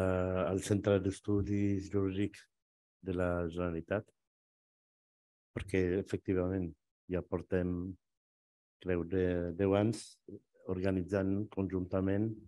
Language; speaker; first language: Catalan; non-native, fluent; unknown